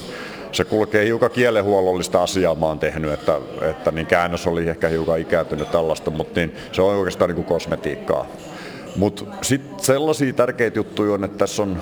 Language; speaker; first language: Finnish; native; Finnish